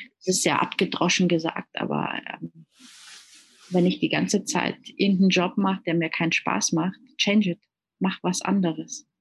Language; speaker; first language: German; native; German